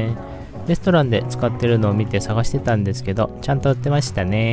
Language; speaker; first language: Japanese; native; Japanese